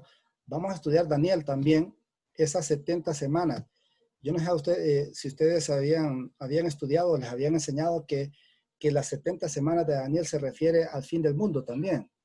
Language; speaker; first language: Spanish; native; Spanish